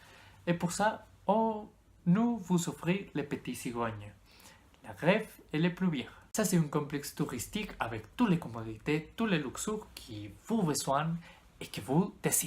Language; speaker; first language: French; non-native, learner; Spanish